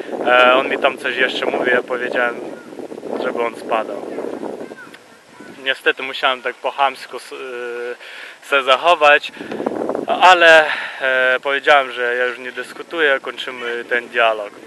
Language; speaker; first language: Polish; non-native, fluent; Russian